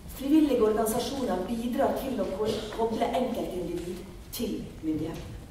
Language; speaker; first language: Norwegian; native; Norwegian